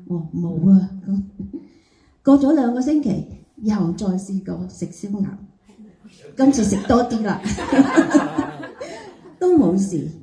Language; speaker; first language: Cantonese; native; Cantonese